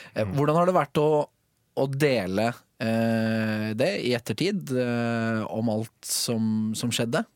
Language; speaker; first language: Norwegian; native; Norwegian